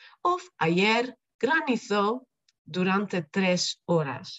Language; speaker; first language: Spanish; non-native, fluent; Dutch